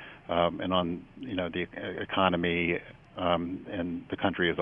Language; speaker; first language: English; native; English